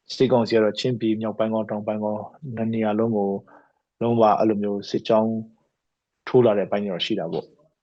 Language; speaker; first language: Burmese; non-native, local second language; Hakha Chin